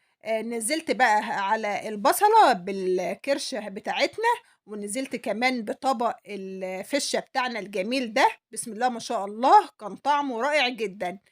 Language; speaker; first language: Arabic; native; Arabic